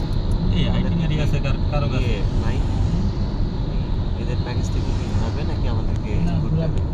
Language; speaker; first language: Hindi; non-native, learner; Bangla